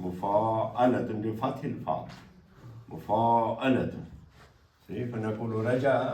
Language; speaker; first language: Arabic; non-native, fluent; Kashmiri